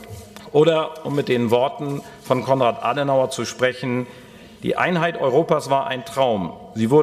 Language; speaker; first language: German; native; German